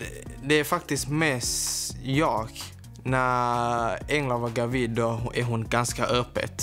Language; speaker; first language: Swedish; non-native, learner; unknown